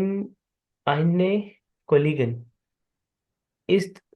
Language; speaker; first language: German; non-native, learner; Urdu